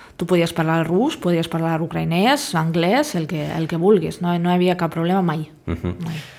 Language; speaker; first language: Catalan; non-native, fluent; Russian